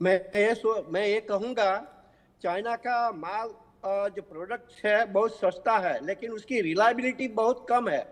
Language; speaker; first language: Hindi; non-native, local second language; Gujarati